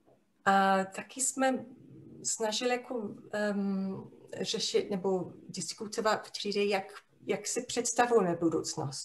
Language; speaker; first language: Czech; non-native, fluent; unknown